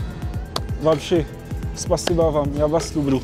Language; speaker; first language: Russian; non-native, learner; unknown